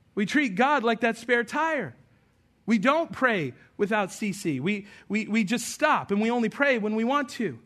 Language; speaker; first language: English; native; English